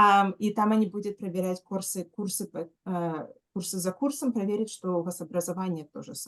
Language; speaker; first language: Russian; early bilingual, heritage; Russian